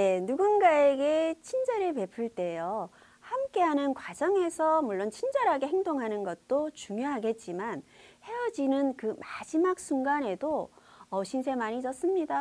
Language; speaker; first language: Korean; native; Korean